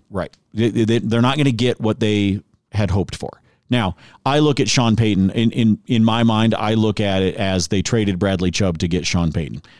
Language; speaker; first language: English; native; English